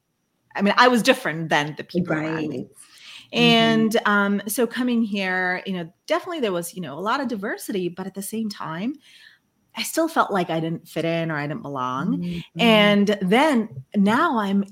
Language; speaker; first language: English; non-native, fluent; Malay